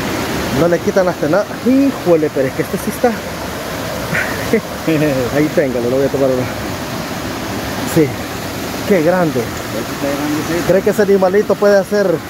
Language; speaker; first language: Spanish; native; Spanish